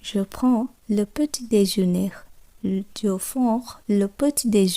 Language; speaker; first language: French; non-native, fluent; Bangla